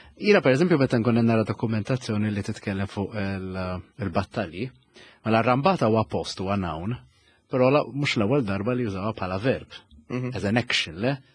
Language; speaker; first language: Maltese; native; Maltese